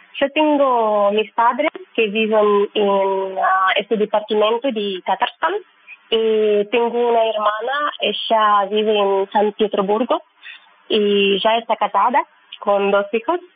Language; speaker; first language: Spanish; non-native, learner; Russian